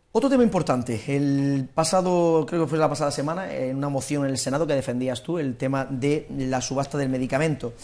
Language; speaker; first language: Spanish; native; Spanish